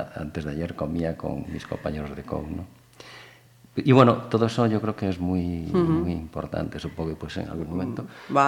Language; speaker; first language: Spanish; native; Spanish